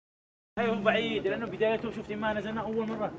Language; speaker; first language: Arabic; native; Arabic